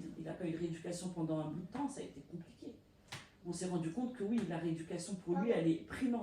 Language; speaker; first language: French; native; French